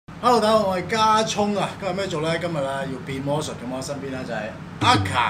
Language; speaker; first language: Cantonese; native; Cantonese